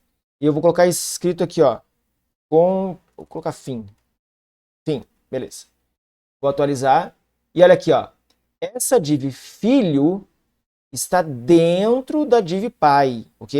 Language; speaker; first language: Portuguese; native; Portuguese